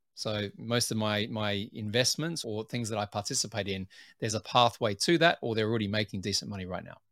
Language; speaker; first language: English; native; English